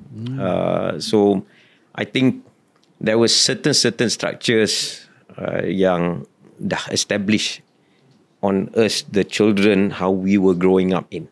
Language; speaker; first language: English; non-native, local second language; Malay